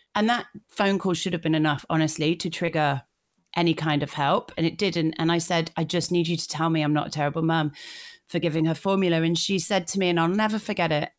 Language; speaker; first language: English; native; English